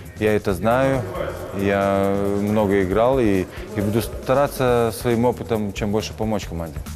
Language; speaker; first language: Russian; non-native, fluent; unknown